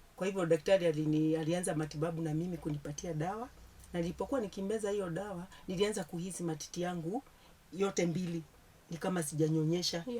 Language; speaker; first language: Swahili; non-native, local second language; Kikuyu